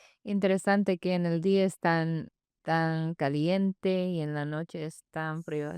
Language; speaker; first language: Spanish; non-native, fluent; English